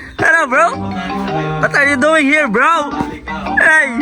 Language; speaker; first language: English; non-native, local second language; Filipino